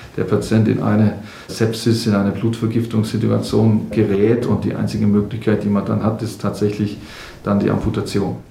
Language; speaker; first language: German; native; German